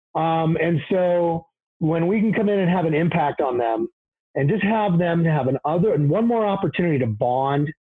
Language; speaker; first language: English; native; English